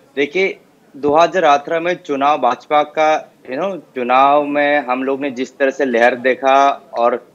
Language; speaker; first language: Hindi; non-native, local second language; Kok Borok